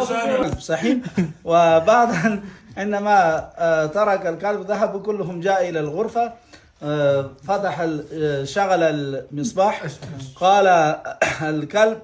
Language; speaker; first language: Arabic; non-native, fluent; Pashto